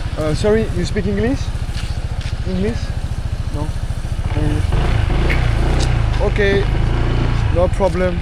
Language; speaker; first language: English; non-native, learner; French